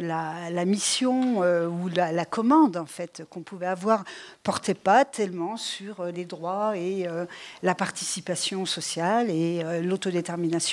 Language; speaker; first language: French; native; French